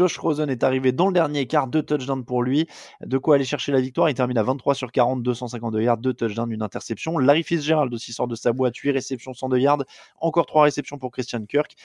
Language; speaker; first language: French; native; French